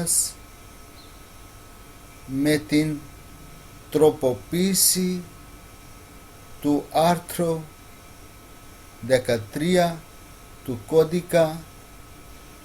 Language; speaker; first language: Greek; non-native, learner; Urdu